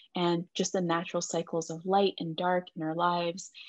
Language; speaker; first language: English; native; English